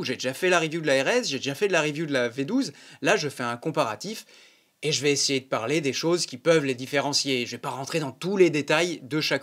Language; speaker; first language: French; native; French